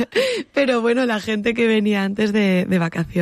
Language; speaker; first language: Spanish; native; Spanish